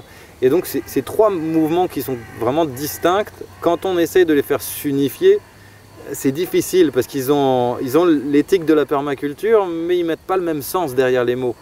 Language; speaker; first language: French; native; French